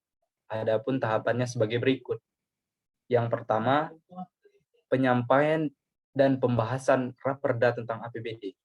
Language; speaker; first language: Indonesian; native; Indonesian